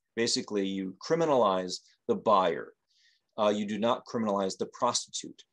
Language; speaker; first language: English; native; English